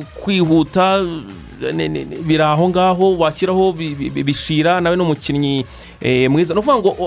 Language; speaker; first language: Kinyarwanda; native; Kinyarwanda